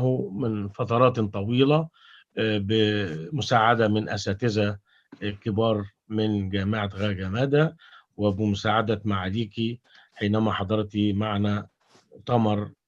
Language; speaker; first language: Arabic; non-native, fluent; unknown